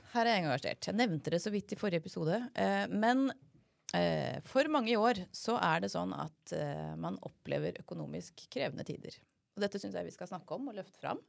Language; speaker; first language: Norwegian; early bilingual, heritage; Norwegian